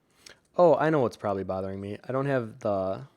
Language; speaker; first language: English; native; English